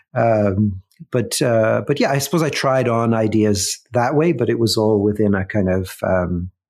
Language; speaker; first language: English; native; English